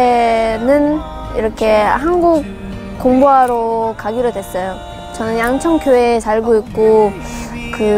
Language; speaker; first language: Korean; non-native, fluent; Russian